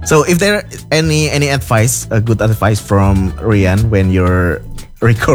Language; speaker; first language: English; non-native, fluent; Indonesian